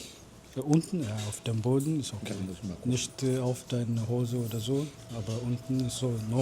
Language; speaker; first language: German; non-native, fluent; Amharic